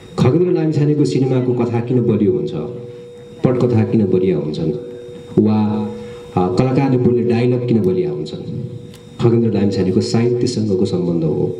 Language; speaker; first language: Nepali; native; Nepali